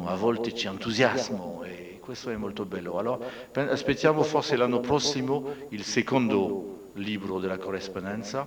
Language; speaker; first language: Italian; non-native, fluent; French